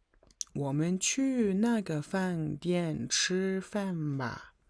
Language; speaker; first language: Chinese; non-native, fluent; Mongolian